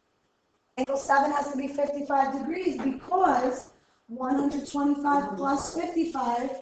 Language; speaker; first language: English; native; English